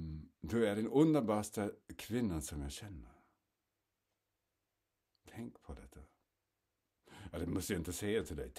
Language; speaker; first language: Swedish; non-native, fluent; German